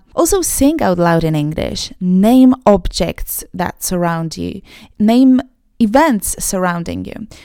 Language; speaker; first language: English; non-native, fluent; Polish